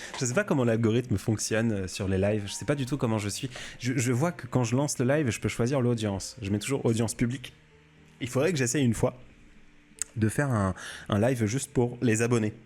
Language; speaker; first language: French; native; French